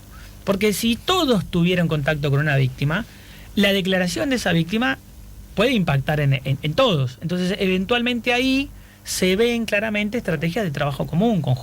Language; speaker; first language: Spanish; native; Spanish